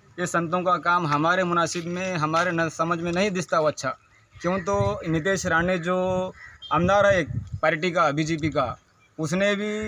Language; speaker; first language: Hindi; non-native, local second language; Urdu